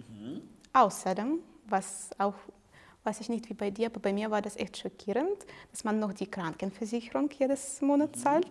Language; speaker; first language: German; non-native, fluent; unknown